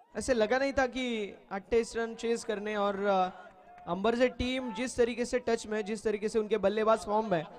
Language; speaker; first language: Hindi; non-native, local second language; Marathi